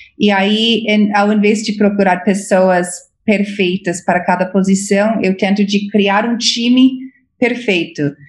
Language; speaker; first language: Portuguese; non-native, fluent; English